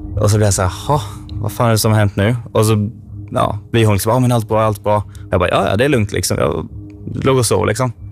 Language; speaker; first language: Swedish; native; Swedish